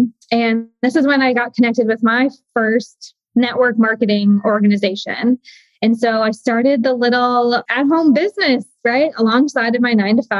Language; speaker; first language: English; native; English